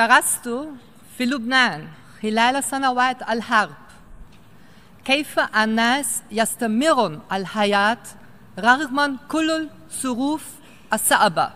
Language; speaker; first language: Arabic; non-native, fluent; German